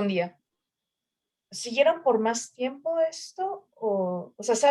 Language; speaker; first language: Spanish; native; Spanish